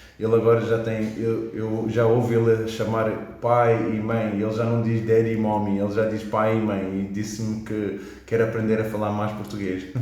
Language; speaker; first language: Portuguese; early bilingual, heritage; English